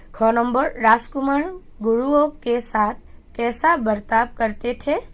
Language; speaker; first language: Hindi; non-native, local second language; Assamese